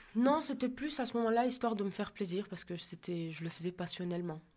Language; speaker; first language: French; native; French